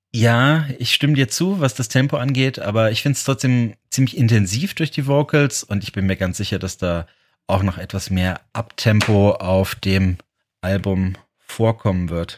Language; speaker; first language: German; native; German